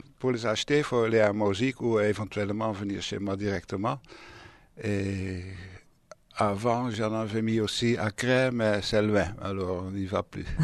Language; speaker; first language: French; native; French